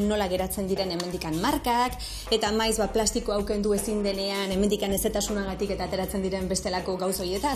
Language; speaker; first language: Basque; native; Basque